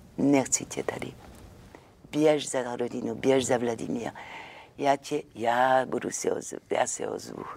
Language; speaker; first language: Czech; non-native, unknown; French